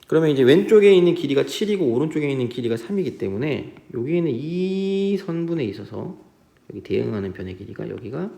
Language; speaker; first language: Korean; native; Korean